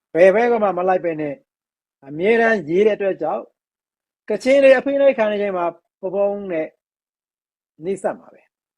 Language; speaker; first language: Burmese; native; Burmese